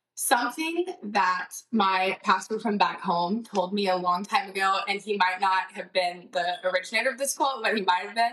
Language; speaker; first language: English; native; English